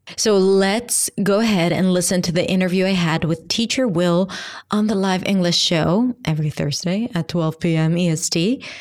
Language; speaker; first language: English; non-native, fluent; Hebrew